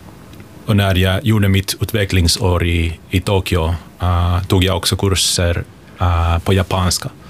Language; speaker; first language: Swedish; non-native, local second language; Finnish